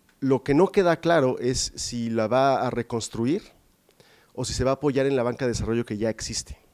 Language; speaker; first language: Spanish; native; Spanish